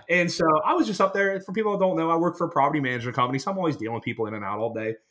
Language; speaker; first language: English; native; English